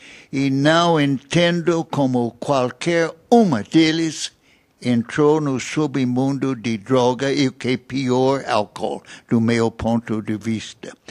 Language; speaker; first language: Portuguese; non-native, learner; English